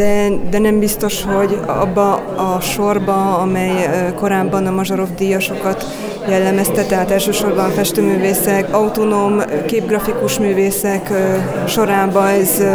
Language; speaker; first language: Hungarian; native; Hungarian